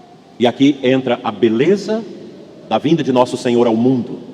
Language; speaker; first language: Portuguese; native; Portuguese